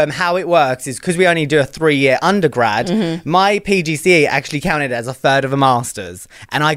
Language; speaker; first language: English; native; English